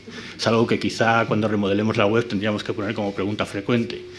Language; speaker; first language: Spanish; native; Spanish